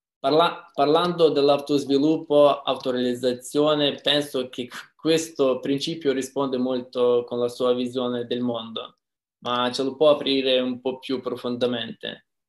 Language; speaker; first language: Italian; non-native, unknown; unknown